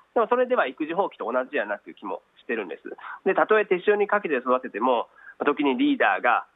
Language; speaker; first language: Japanese; native; Japanese